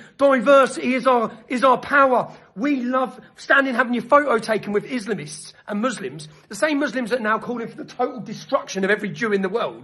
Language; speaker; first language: English; native; English